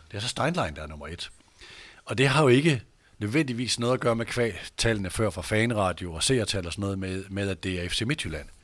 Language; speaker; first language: Danish; native; Danish